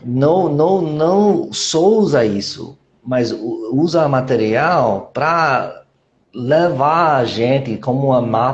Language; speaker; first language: Portuguese; non-native, fluent; English